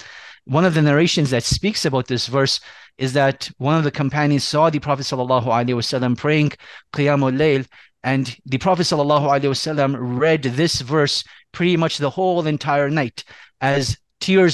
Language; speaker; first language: English; native; English